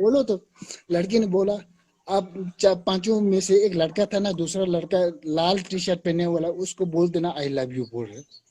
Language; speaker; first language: Hindi; non-native, local second language; Tibetan